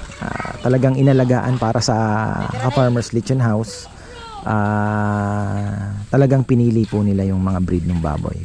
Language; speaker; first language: Filipino; non-native, local second language; Bikol